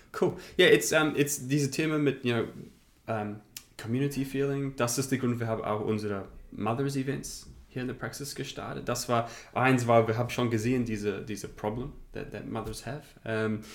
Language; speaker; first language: German; non-native, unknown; English